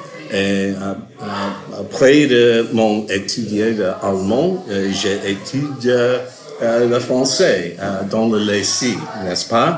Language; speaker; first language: French; non-native, learner; English